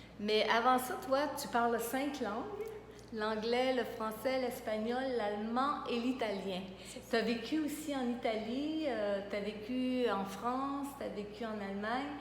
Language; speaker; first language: French; native; French